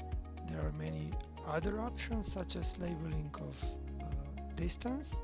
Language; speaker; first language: English; non-native, fluent; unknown